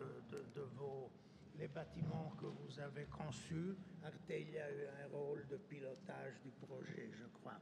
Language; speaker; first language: French; non-native, learner; Italian